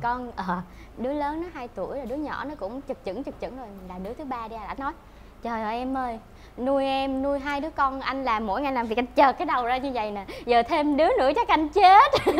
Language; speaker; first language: Vietnamese; native; Vietnamese